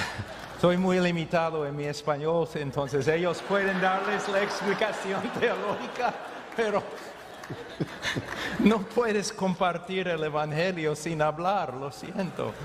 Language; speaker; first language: Spanish; non-native, fluent; English